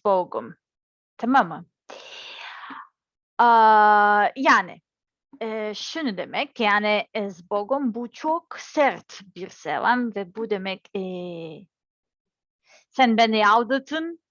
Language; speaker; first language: Turkish; non-native, learner; Serbian